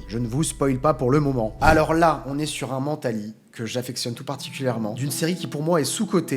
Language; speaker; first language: French; native; French